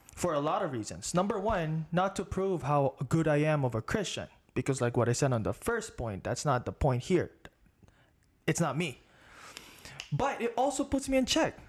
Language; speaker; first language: English; non-native, local second language; Filipino